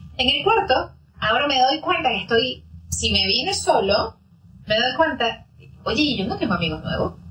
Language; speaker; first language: Spanish; native; Spanish